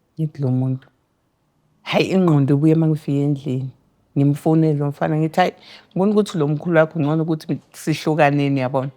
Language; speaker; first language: Zulu; native; Zulu